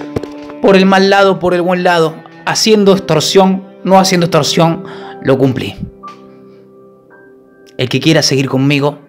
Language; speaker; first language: Spanish; native; Spanish